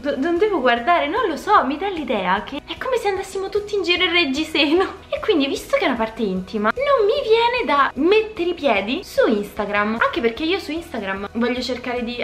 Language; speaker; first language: Italian; native; Italian